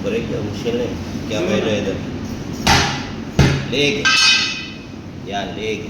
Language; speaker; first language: Hindi; non-native, learner; Filipino